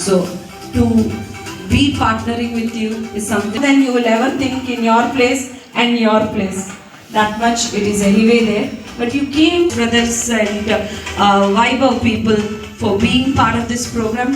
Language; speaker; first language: English; non-native, local second language; Telugu